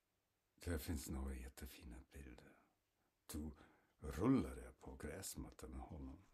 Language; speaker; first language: Swedish; non-native, fluent; German